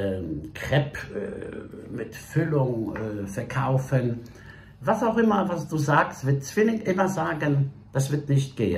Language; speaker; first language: German; non-native, fluent; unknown